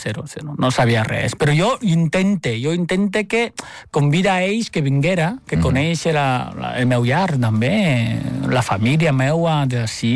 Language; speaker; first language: Catalan; non-native, fluent; Chinese